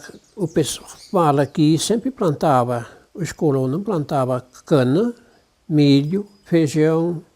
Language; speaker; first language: Portuguese; non-native, local second language; German